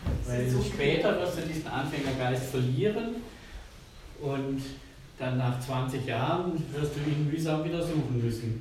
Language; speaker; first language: German; native; German